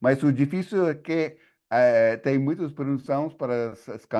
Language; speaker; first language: Portuguese; non-native, fluent; English